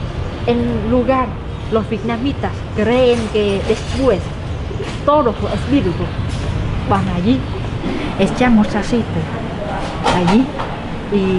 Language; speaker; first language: Spanish; non-native, learner; Vietnamese